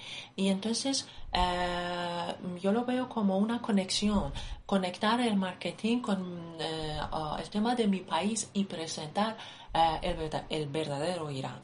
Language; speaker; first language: Spanish; non-native, fluent; Persian